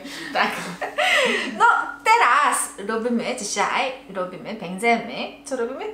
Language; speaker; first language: Polish; non-native, learner; Korean